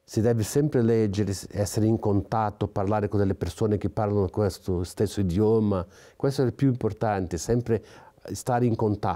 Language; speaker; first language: Italian; non-native, fluent; Portuguese